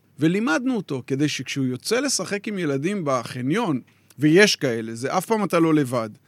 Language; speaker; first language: Hebrew; native; Hebrew